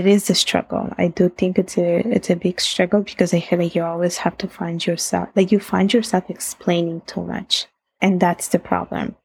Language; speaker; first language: English; non-native, fluent; Italian